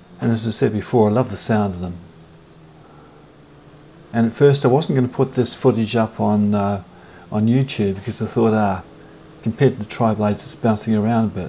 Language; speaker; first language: English; native; English